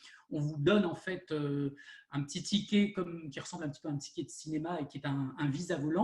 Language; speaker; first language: French; native; French